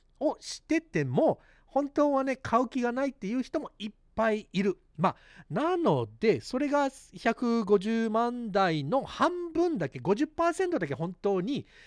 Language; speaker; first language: Japanese; early bilingual, heritage; Japanese